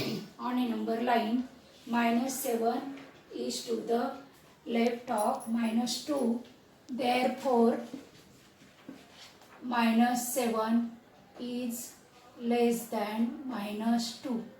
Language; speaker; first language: English; non-native, local second language; Marathi